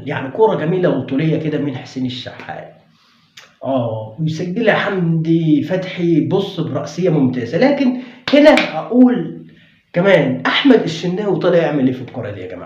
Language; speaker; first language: Arabic; native; Arabic